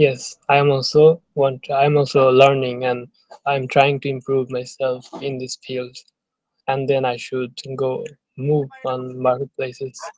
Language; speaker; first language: English; non-native, learner; Bangla